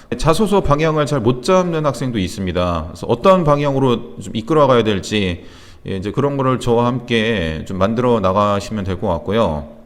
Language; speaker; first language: Korean; native; Korean